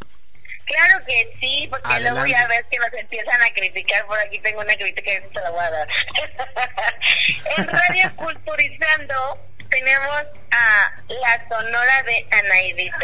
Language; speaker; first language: Spanish; native; Spanish